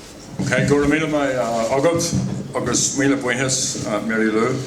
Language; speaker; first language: Irish; non-native, local second language; English